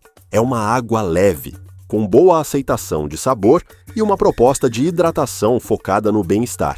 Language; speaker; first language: Portuguese; native; Portuguese